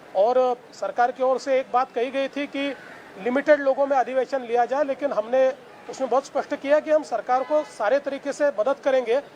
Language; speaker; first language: Hindi; non-native, local second language; Marathi